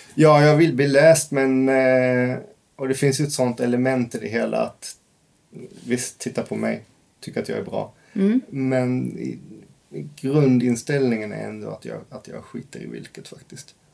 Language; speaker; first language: Swedish; native; Swedish